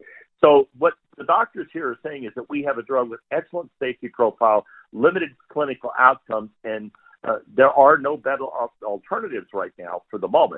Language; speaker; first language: English; native; English